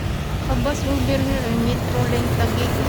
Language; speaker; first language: English; non-native, learner; Filipino